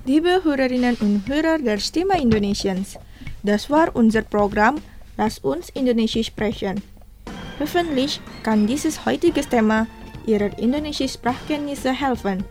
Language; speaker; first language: German; non-native, fluent; Indonesian